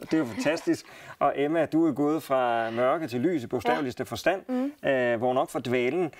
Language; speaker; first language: Danish; native; Danish